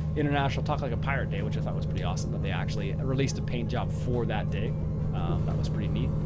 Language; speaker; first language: English; native; English